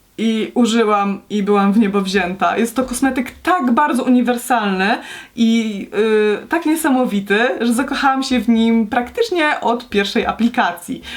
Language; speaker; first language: Polish; native; Polish